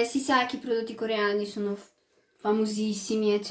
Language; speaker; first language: Italian; early bilingual, other home language; Arabic